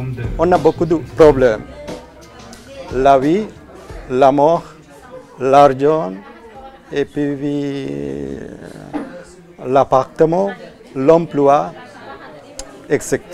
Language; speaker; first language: French; non-native, learner; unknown